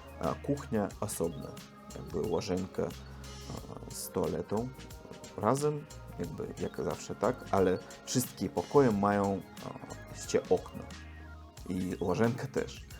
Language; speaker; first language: Polish; non-native, learner; Russian